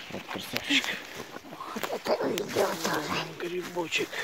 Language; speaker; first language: Russian; native; Russian